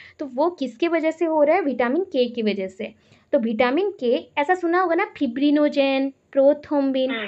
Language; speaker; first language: Hindi; non-native, local second language; Odia